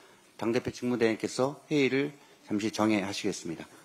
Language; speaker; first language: Korean; native; Korean